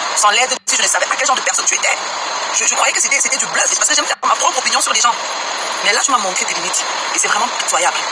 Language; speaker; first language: French; non-native, local second language; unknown